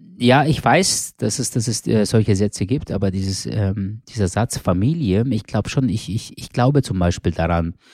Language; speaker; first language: German; early bilingual, other home language; Turkish